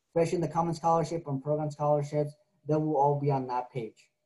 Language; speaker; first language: English; native; English